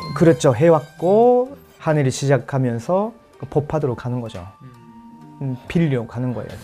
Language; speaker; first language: Korean; non-native, fluent; Japanese